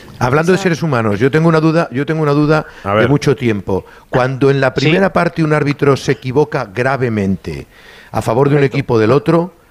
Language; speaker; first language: Spanish; native; Spanish